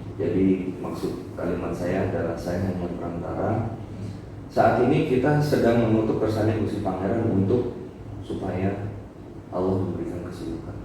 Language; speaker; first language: Indonesian; native; Indonesian